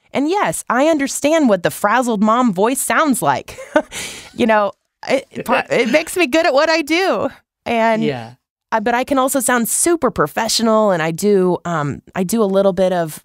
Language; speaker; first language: English; native; English